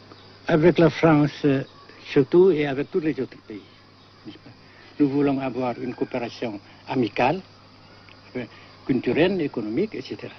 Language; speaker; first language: French; non-native, local second language; Vietnamese